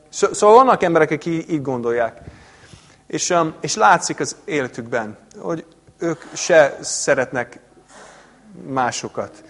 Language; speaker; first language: Hungarian; non-native, fluent; English